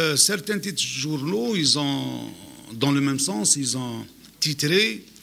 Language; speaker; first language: French; non-native, local second language; Arabic